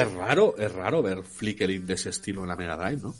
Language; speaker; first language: Spanish; native; Spanish